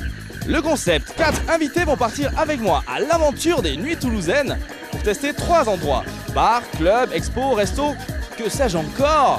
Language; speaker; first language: French; native; French